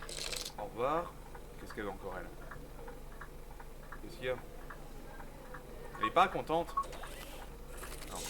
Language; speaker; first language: French; native; French